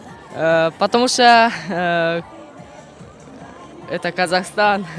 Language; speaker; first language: Russian; non-native, local second language; Kazakh